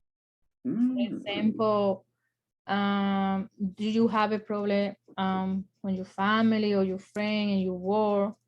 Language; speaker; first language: English; non-native, learner; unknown